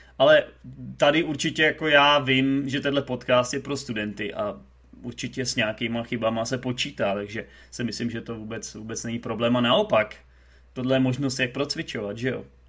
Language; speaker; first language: Czech; native; Czech